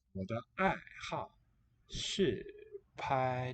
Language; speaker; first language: Chinese; non-native, learner; English